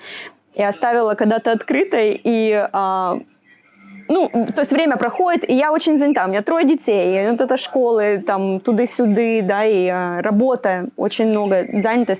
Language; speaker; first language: Russian; native; Russian